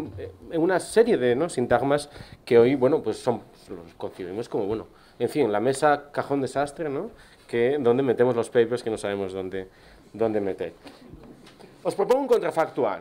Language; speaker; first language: Spanish; native; Spanish